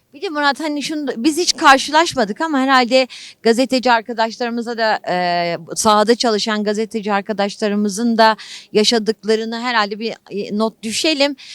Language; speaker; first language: Turkish; native; Turkish